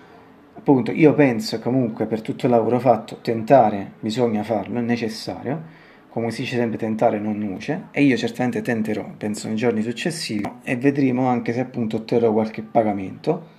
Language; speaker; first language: Italian; native; Italian